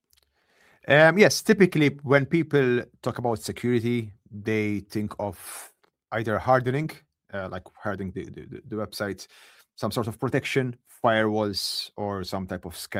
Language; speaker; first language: English; non-native, local second language; Maltese